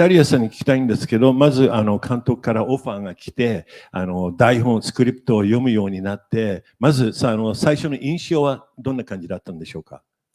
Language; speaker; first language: Japanese; native; Japanese